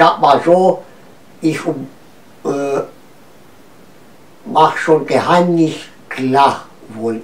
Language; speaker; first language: German; non-native, learner; Romanian